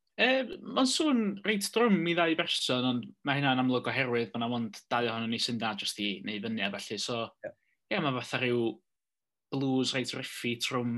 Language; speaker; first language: Welsh; native; Welsh